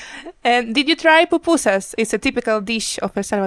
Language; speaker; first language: English; non-native, learner; Ukrainian